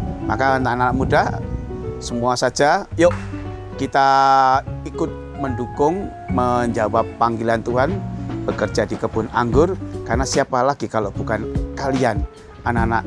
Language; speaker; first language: Indonesian; non-native, local second language; Javanese